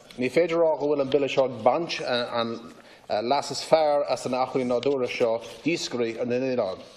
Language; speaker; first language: Irish; non-native, local second language; English